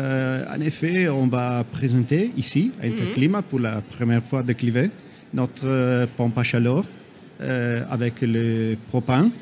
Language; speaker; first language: French; non-native, fluent; Italian